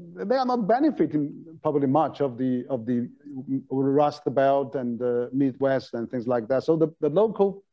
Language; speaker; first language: English; non-native, fluent; Chinese